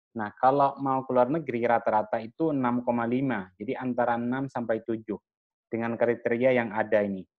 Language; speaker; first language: Indonesian; non-native, local second language; Madurese